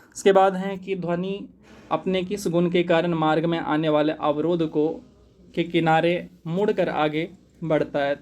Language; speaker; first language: Hindi; native; Hindi